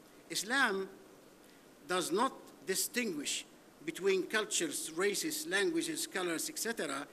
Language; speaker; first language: English; non-native, fluent; Arabic